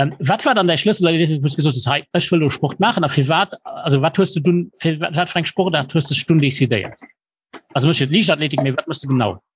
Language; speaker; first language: Luxembourgish; native; Luxembourgish